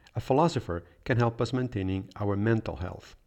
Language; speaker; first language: English; non-native, fluent; Italian